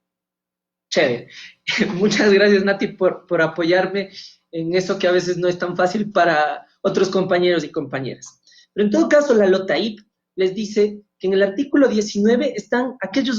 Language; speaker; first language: Spanish; native; Spanish